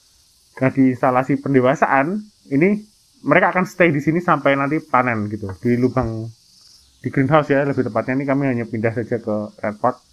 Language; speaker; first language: Indonesian; native; Indonesian